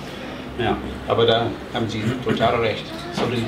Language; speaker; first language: German; non-native, fluent; English